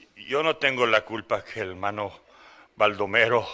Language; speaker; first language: Spanish; early bilingual, other home language; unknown